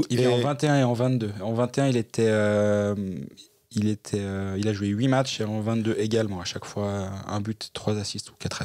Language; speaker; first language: French; native; French